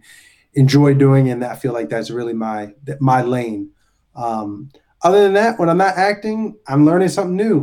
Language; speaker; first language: English; native; English